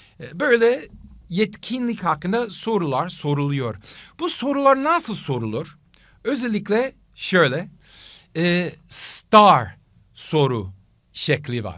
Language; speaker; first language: Turkish; non-native, fluent; English